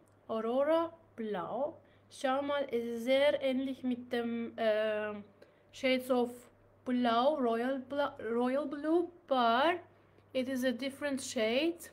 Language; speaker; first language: German; non-native, learner; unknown